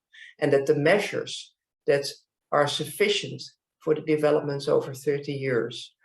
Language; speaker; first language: English; non-native, fluent; Dutch